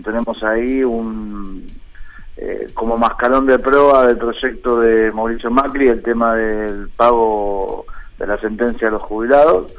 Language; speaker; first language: Spanish; native; Spanish